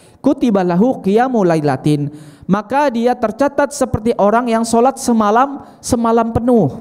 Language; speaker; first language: Indonesian; native; Indonesian